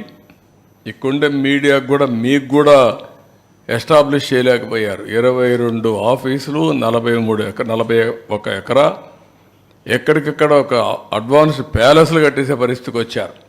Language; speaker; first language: Telugu; native; Telugu